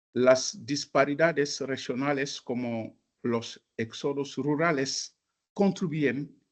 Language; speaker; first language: Spanish; non-native, fluent; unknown